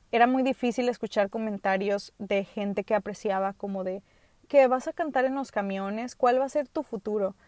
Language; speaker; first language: Spanish; early bilingual, other home language; English